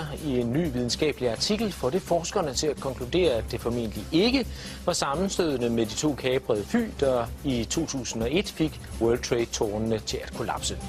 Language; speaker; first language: Danish; native; Danish